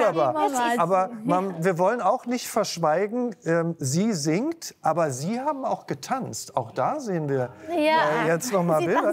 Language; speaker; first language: German; native; German